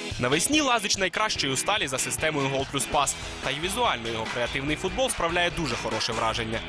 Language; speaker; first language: Ukrainian; native; Ukrainian